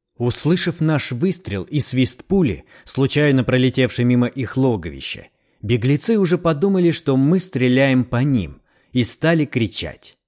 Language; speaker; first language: Russian; native; Russian